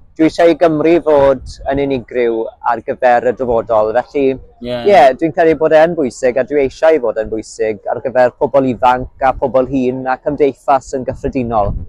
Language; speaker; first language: Welsh; native; Welsh